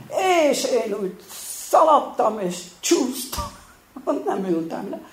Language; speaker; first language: Hungarian; early bilingual, heritage; Hungarian